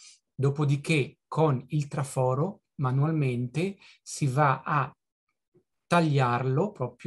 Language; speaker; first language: Italian; native; Italian